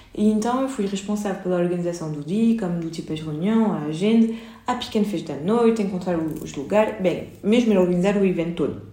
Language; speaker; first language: Portuguese; early bilingual, heritage; Portuguese